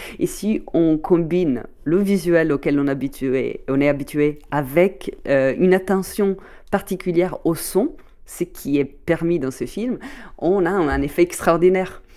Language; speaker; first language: French; non-native, fluent; Italian